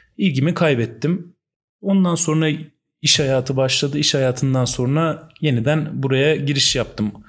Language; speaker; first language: Turkish; native; Turkish